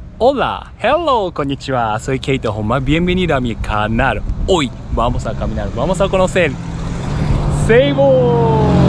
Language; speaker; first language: Spanish; non-native, learner; Japanese